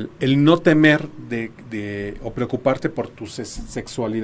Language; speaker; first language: Spanish; native; Spanish